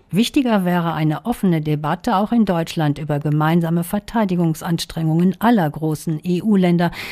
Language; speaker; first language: German; native; German